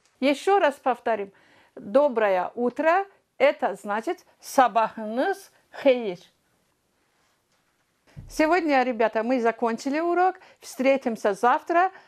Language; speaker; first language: Russian; non-native, fluent; Azerbaijani